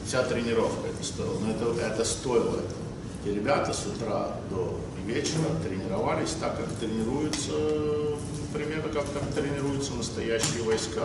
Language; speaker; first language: Russian; early bilingual, other home language; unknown